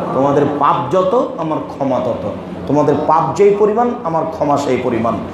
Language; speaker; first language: Bangla; native; Bangla